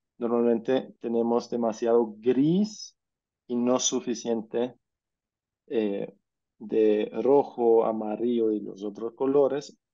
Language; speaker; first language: Spanish; non-native, fluent; Danish